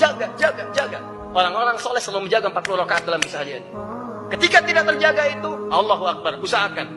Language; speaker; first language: Indonesian; native; Indonesian